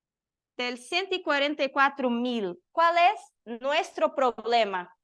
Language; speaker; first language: Spanish; non-native, learner; Portuguese